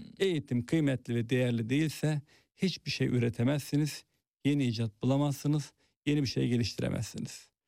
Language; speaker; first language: Turkish; native; Turkish